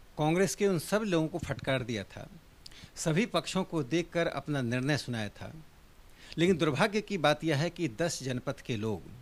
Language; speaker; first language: Hindi; native; Hindi